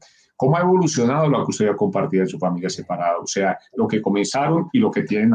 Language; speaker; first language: Spanish; native; Spanish